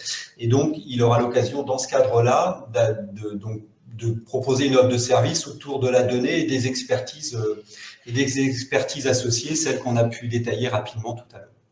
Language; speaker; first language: French; native; French